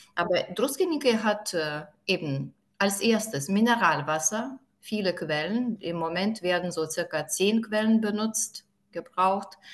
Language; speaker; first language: German; non-native, fluent; Lithuanian